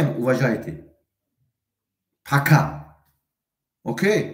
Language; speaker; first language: Russian; non-native, fluent; Tajik